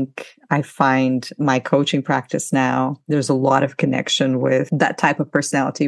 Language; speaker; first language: English; non-native, fluent; Ukrainian